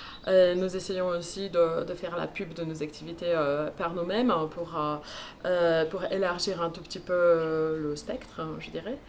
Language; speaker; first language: French; native; French